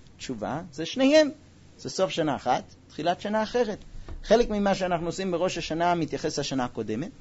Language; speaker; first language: Hebrew; non-native, fluent; English